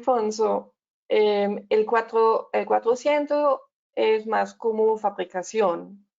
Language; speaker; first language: Spanish; non-native, learner; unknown